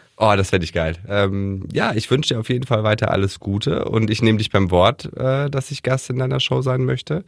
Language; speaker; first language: German; native; German